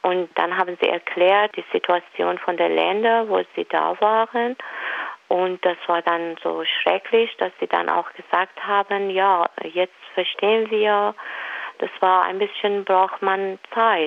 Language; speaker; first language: German; non-native, fluent; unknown